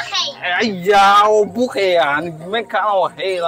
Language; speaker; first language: Chinese; non-native, learner; Rundi